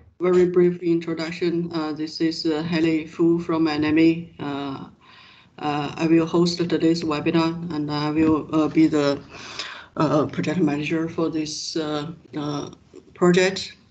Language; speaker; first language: English; non-native, fluent; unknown